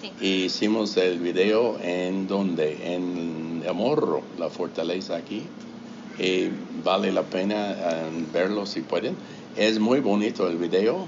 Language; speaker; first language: Spanish; non-native, fluent; English